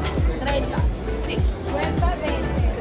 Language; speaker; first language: Spanish; non-native, fluent; Filipino